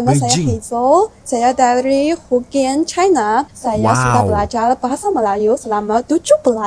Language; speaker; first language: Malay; non-native, learner; Chinese